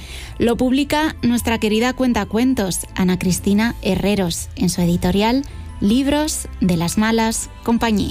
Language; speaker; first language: Spanish; native; Spanish